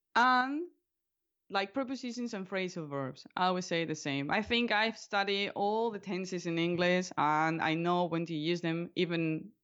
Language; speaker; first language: English; non-native, fluent; Spanish